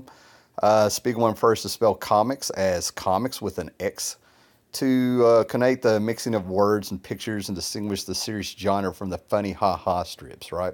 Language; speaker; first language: English; native; English